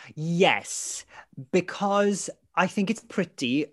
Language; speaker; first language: English; non-native, local second language; Welsh